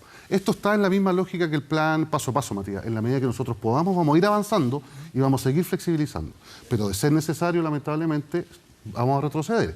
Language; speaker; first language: Spanish; native; Spanish